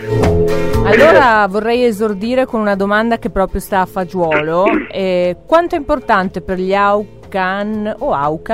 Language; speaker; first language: Italian; native; Italian